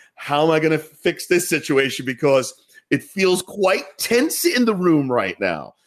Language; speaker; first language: English; native; English